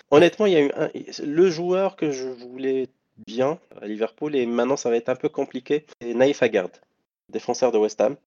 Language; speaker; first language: French; non-native, local second language; Arabic